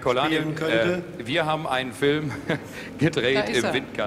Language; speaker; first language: German; native; German